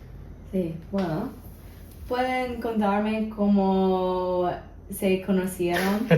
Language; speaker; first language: Spanish; non-native, learner; English